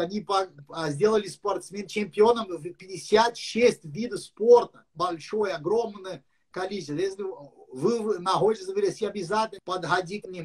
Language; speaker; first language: Russian; non-native, learner; English